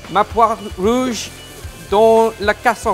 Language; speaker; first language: French; non-native, learner; English